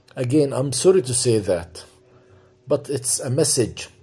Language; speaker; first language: English; non-native, fluent; Arabic